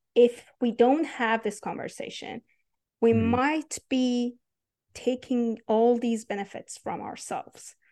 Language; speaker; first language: English; non-native, fluent; Persian